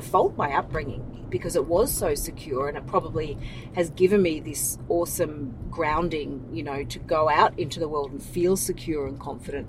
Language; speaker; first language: English; native; English